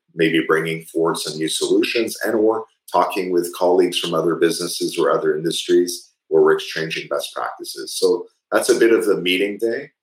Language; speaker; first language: English; early bilingual, other home language; French